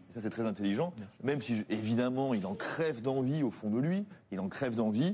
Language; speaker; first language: French; native; French